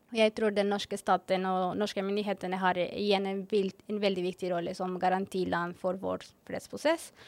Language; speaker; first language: Norwegian; non-native, fluent; Spanish